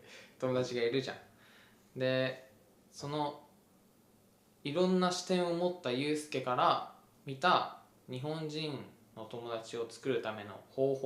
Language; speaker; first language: Japanese; native; Japanese